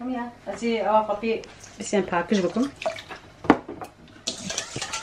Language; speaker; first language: German; non-native, learner; Kurdish